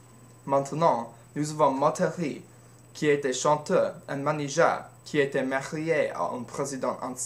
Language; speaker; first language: French; non-native, learner; English